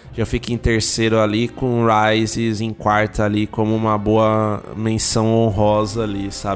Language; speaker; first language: Portuguese; native; Portuguese